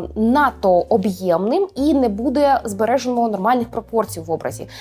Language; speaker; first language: Ukrainian; non-native, local second language; Russian